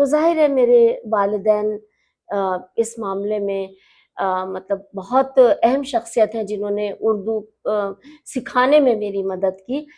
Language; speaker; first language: Urdu; native; Urdu